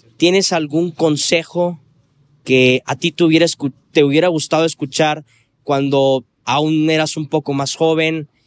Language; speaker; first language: Spanish; native; Spanish